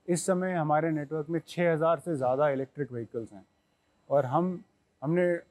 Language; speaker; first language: Hindi; native; Hindi